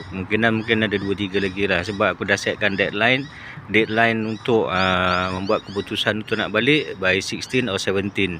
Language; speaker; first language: Malay; native; Malay